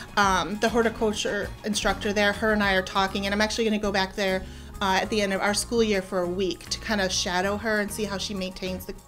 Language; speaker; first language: English; native; English